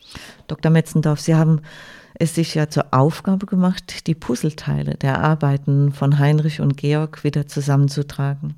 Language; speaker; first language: German; native; German